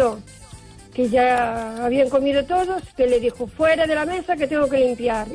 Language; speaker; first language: Spanish; non-native, local second language; Galician